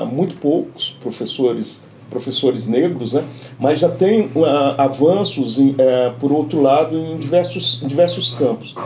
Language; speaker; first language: Portuguese; native; Portuguese